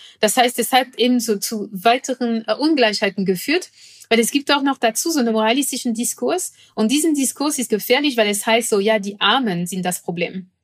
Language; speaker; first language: German; non-native, fluent; French